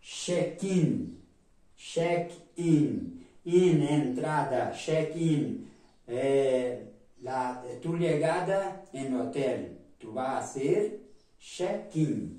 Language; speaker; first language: Spanish; non-native, fluent; Portuguese